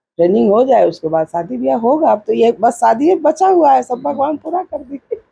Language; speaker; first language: Hindi; native; Hindi